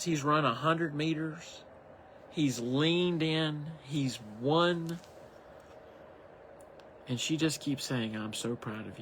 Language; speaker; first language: English; native; English